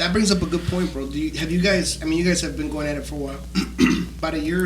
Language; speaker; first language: English; early bilingual, other home language; Spanish